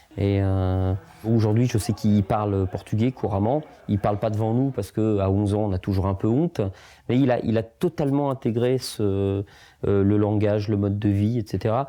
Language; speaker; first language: French; early bilingual, other home language; Portuguese